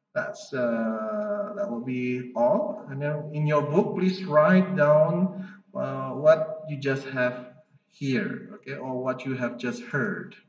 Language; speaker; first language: English; non-native, fluent; Indonesian